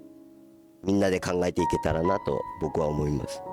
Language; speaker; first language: Japanese; native; Japanese